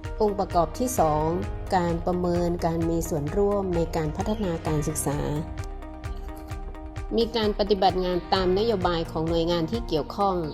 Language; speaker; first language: Thai; native; Thai